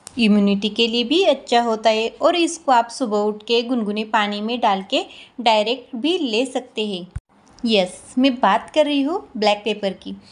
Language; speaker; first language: Hindi; non-native, local second language; Marathi